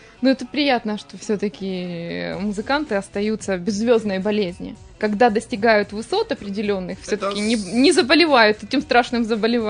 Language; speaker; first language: Russian; native; Russian